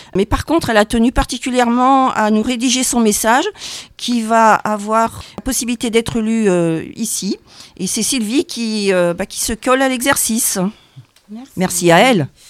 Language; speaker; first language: French; native; French